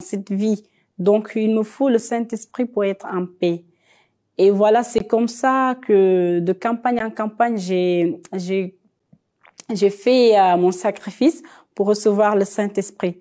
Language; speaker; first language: French; native; French